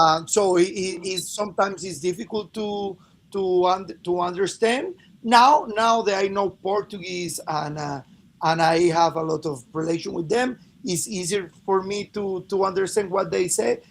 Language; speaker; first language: English; non-native, fluent; Spanish